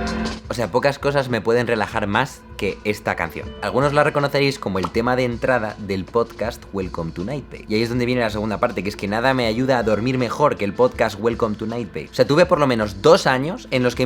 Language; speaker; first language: Spanish; native; Spanish